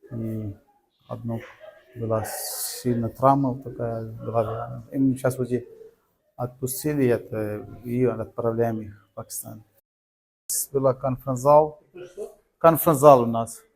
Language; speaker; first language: Russian; non-native, learner; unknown